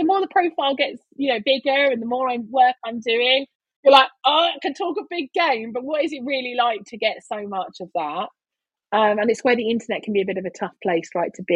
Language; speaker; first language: English; native; English